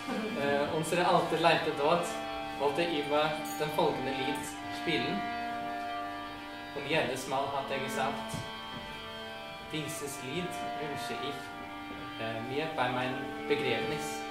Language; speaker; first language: German; non-native, fluent; Norwegian